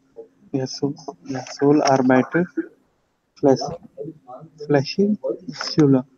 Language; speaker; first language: German; non-native, learner; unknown